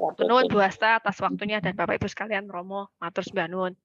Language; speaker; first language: Malay; native; Malay